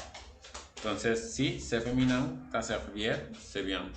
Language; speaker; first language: French; non-native, fluent; Spanish